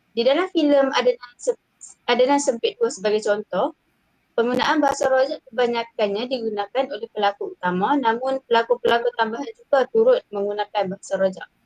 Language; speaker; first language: Malay; native; Malay